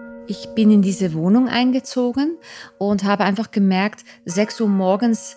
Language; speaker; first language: German; native; German